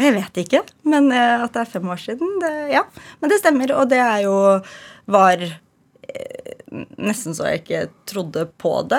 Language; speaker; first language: Norwegian; early bilingual, other home language; Ukrainian